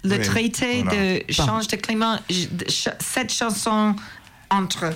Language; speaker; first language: French; non-native, learner; English